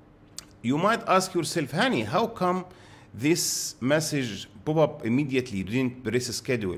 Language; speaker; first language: English; non-native, fluent; Arabic